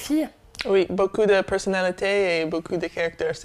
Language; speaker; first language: French; non-native, fluent; English